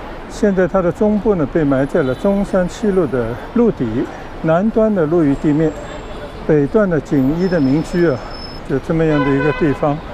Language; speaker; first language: Chinese; non-native, local second language; Cantonese